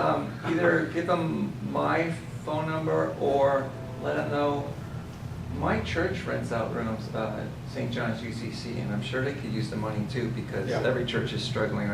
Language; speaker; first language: English; native; English